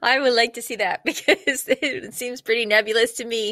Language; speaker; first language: English; native; English